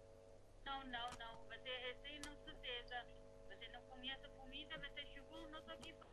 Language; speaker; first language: Portuguese; non-native, learner; Chinese